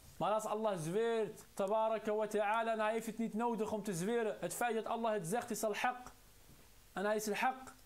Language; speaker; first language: Dutch; non-native, local second language; Arabic